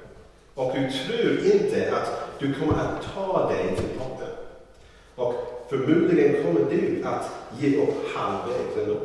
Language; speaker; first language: Swedish; non-native, learner; English